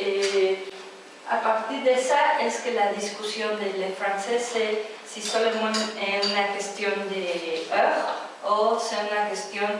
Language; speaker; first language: French; non-native, learner; Spanish